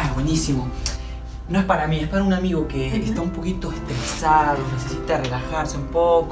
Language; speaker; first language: Spanish; native; Spanish